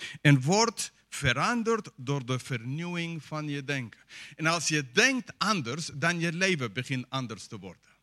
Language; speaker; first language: Dutch; non-native, fluent; English